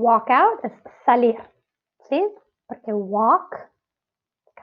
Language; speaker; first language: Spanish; non-native, fluent; Italian